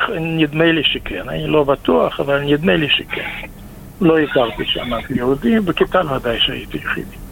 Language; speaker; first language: Hebrew; non-native, fluent; Russian